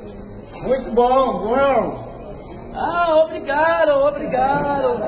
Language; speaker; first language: Portuguese; non-native, learner; English